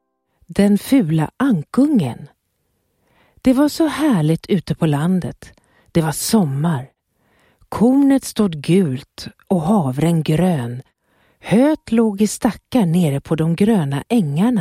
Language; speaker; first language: Swedish; native; Swedish